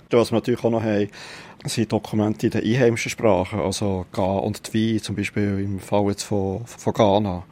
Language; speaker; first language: German; native; German